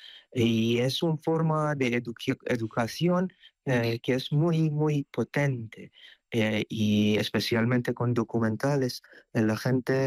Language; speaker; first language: Spanish; non-native, fluent; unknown